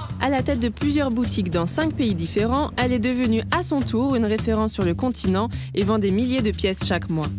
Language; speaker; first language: French; native; French